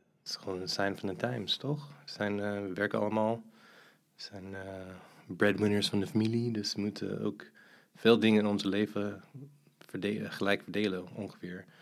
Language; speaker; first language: Dutch; non-native, fluent; English